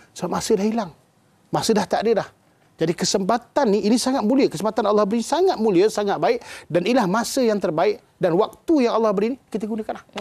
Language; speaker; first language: Malay; native; Malay